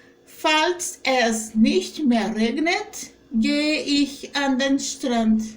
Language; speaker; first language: German; non-native, fluent; Portuguese